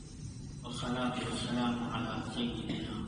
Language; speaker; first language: Arabic; non-native, fluent; Urdu